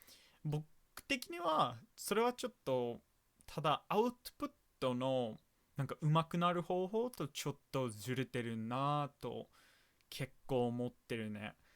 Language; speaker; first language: Japanese; non-native, fluent; English